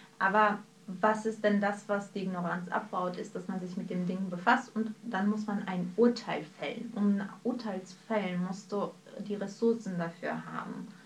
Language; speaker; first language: German; early bilingual, other home language; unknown